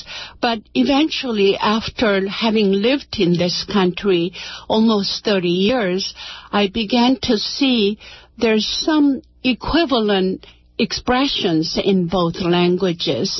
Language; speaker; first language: English; non-native, fluent; Korean